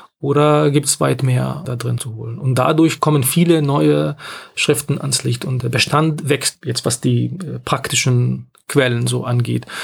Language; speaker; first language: German; non-native, fluent; Arabic